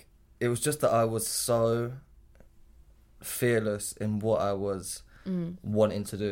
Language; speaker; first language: English; native; English